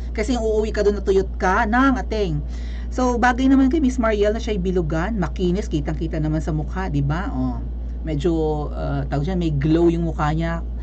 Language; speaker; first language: Filipino; non-native, local second language; Cebuano